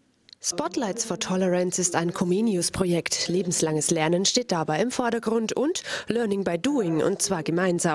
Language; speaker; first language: German; native; German